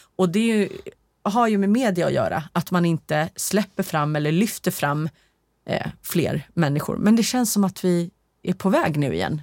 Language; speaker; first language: Swedish; native; Swedish